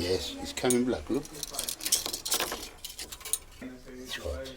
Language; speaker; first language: English; non-native, learner; Greek